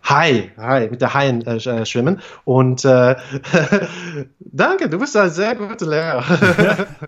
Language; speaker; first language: German; non-native, fluent; English